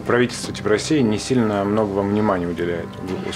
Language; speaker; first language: Russian; native; Russian